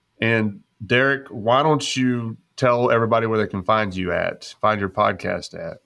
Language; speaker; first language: English; native; English